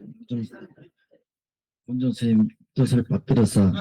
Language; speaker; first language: Korean; native; Korean